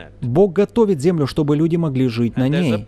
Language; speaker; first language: Russian; native; Russian